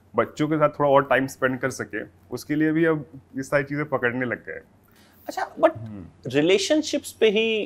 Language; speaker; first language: Hindi; native; Hindi